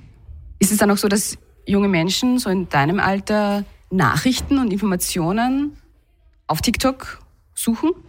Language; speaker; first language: German; native; German